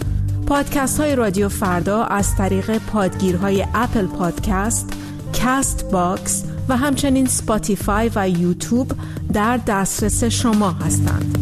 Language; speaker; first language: Persian; native; Persian